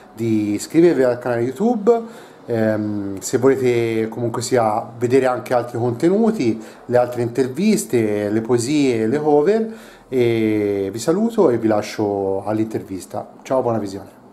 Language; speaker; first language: Italian; native; Italian